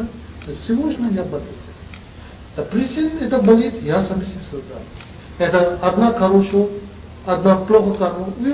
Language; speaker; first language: Russian; non-native, learner; Tibetan